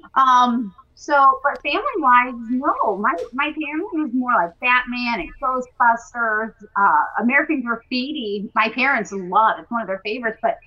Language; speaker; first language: English; native; English